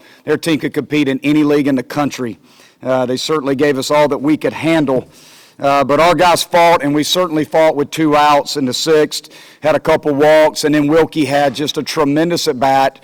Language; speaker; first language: English; native; English